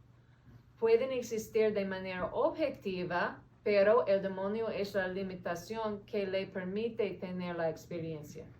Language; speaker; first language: Spanish; non-native, learner; English